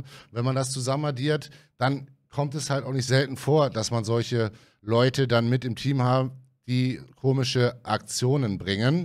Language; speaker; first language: German; native; German